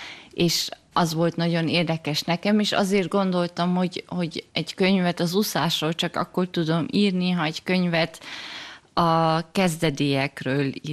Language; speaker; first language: Hungarian; early bilingual, heritage; German